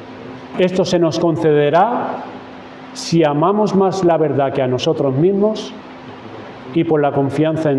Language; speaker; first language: Spanish; native; Spanish